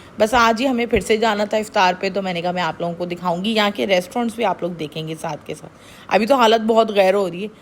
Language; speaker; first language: Urdu; native; Urdu